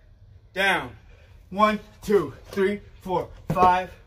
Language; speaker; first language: English; native; English